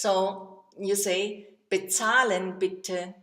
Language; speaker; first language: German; non-native, fluent; English